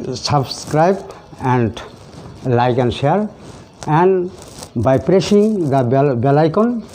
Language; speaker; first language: English; non-native, local second language; Assamese